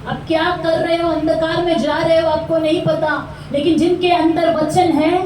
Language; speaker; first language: Hindi; non-native, local second language; Telugu